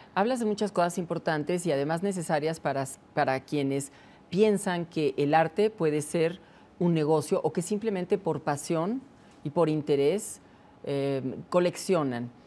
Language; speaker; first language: Spanish; native; Spanish